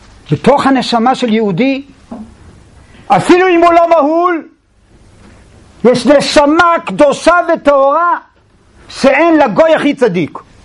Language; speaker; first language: Hebrew; native; Hebrew